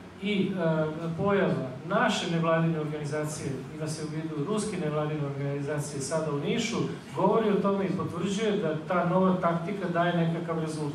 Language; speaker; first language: Bosnian; native; Bosnian